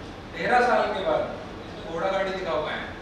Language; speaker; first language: Hindi; native; Hindi